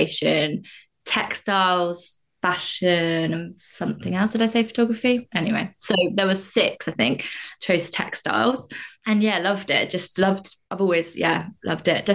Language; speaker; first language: English; native; English